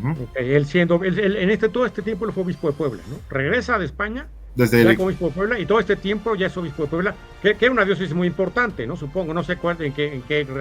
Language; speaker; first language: Spanish; native; Spanish